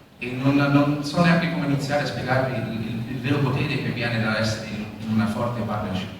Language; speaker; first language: Italian; native; Italian